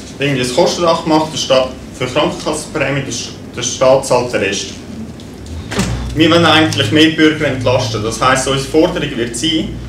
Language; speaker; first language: German; native; German